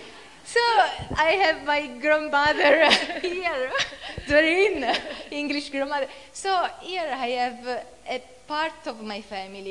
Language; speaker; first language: English; non-native, fluent; Italian